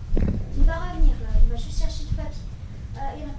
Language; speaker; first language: French; native; French